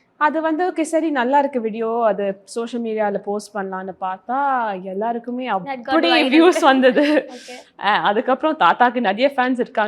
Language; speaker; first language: Tamil; early bilingual, heritage; Tamil